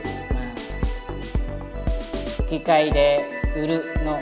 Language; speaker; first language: Japanese; non-native, fluent; Khmer